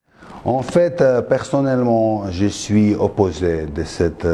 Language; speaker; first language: French; non-native, fluent; Georgian